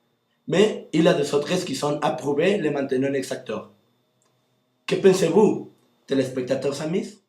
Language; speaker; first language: French; non-native, learner; Spanish